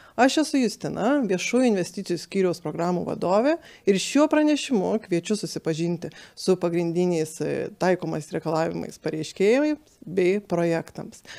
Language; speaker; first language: Lithuanian; native; Lithuanian